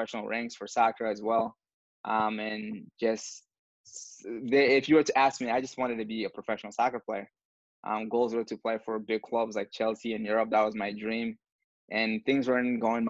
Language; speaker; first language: English; non-native, fluent; Bambara